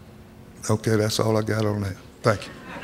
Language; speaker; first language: English; native; English